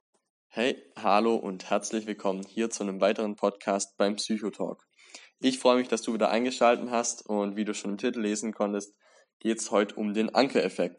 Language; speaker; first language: German; native; German